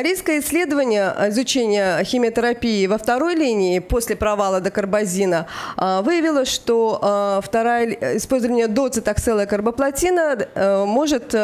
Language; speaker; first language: Russian; native; Russian